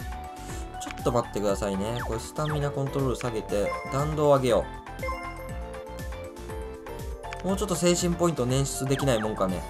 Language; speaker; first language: Japanese; native; Japanese